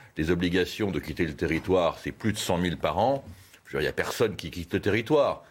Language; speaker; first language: French; native; French